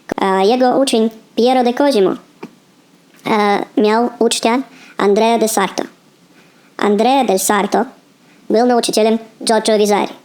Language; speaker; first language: Polish; non-native, fluent; Russian